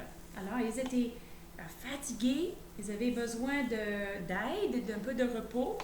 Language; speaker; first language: French; native; French